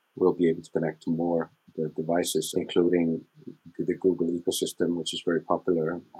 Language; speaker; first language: English; non-native, fluent; Icelandic